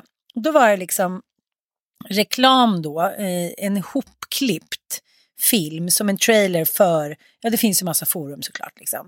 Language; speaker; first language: Swedish; native; Swedish